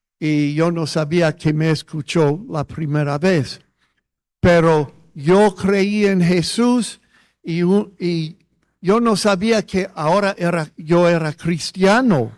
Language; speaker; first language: Spanish; non-native, fluent; English